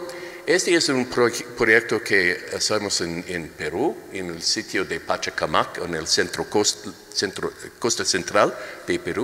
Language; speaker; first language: Spanish; non-native, learner; English